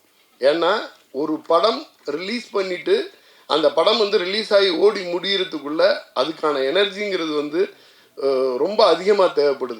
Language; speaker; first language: Tamil; native; Tamil